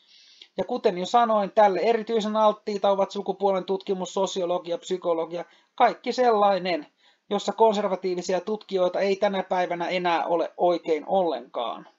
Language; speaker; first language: Finnish; native; Finnish